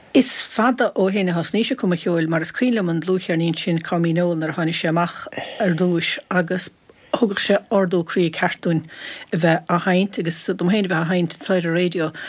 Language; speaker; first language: Irish; native; Irish